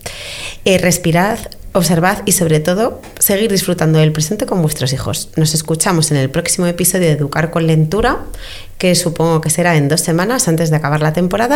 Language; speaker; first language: Spanish; native; Spanish